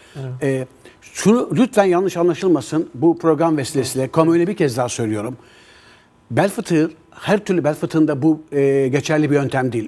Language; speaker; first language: Turkish; native; Turkish